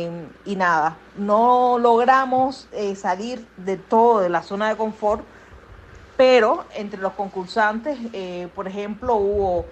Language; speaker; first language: Spanish; native; Spanish